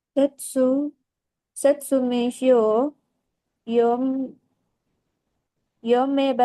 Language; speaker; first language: Japanese; non-native, learner; Indonesian